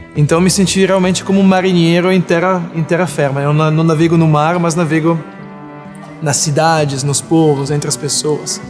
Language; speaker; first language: Portuguese; non-native, fluent; Italian